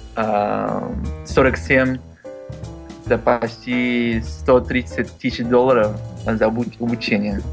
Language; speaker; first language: Russian; non-native, learner; Spanish